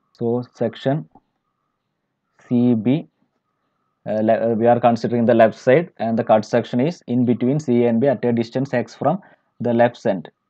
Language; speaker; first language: English; non-native, local second language; Malayalam